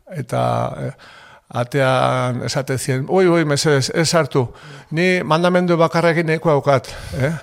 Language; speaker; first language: Basque; native; Basque